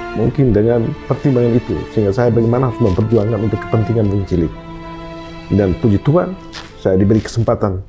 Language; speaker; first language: Indonesian; non-native, local second language; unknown